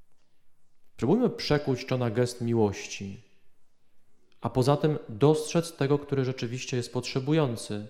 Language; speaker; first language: Polish; native; Polish